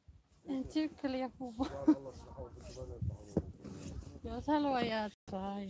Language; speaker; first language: Finnish; non-native, learner; Filipino